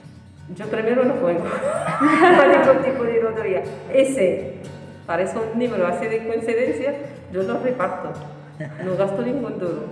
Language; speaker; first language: Spanish; non-native, learner; Arabic